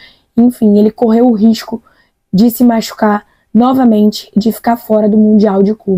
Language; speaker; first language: Portuguese; native; Portuguese